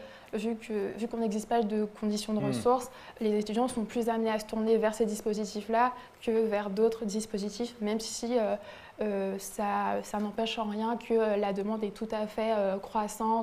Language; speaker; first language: French; native; French